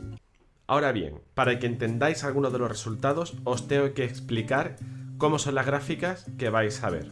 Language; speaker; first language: Spanish; native; Spanish